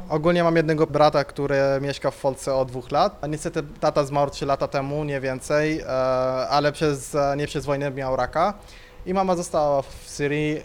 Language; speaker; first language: Polish; non-native, fluent; Arabic